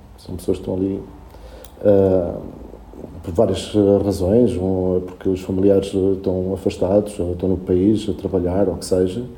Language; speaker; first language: Portuguese; early bilingual, other home language; Spanish